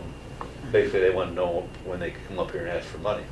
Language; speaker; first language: English; native; English